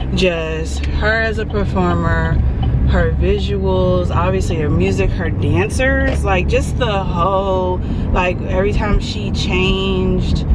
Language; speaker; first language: English; native; English